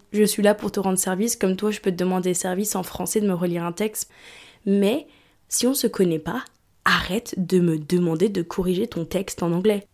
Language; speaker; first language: French; early bilingual, other home language; English